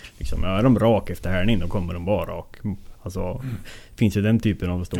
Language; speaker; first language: Swedish; native; Swedish